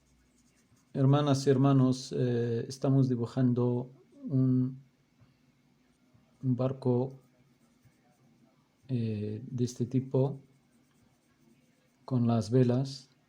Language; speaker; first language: Spanish; non-native, fluent; Arabic